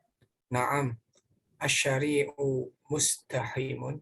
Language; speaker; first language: Arabic; non-native, learner; Indonesian